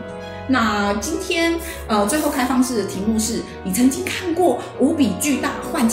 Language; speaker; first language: Chinese; native; Chinese